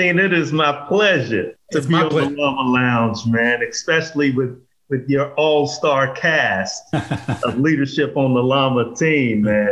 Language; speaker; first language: English; native; English